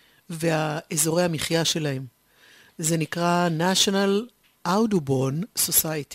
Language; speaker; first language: Hebrew; native; Hebrew